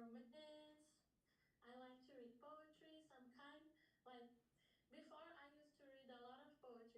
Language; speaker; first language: English; non-native, learner; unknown